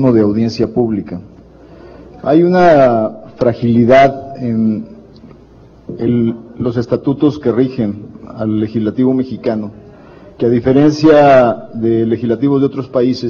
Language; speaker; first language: Spanish; native; Spanish